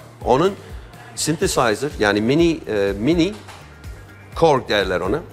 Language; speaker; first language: Turkish; non-native, fluent; English